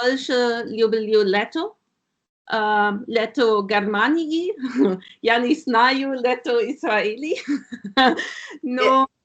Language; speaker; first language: Russian; non-native, learner; German